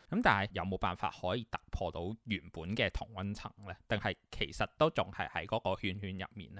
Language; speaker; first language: Cantonese; native; Cantonese